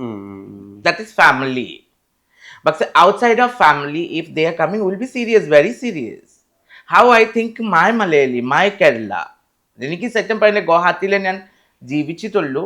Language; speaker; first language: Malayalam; non-native, local second language; Assamese